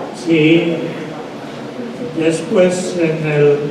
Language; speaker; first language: Spanish; non-native, fluent; English